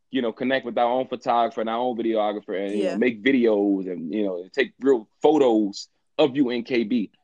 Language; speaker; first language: English; native; English